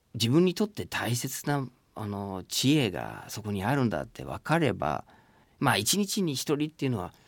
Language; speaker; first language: Japanese; non-native, fluent; English